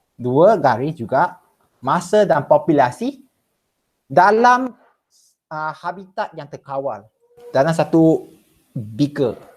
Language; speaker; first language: Malay; non-native, local second language; Chinese